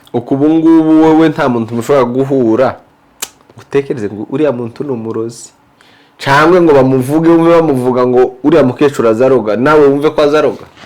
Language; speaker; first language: Kinyarwanda; native; Kinyarwanda